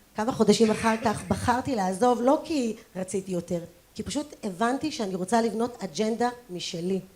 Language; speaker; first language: Hebrew; native; Hebrew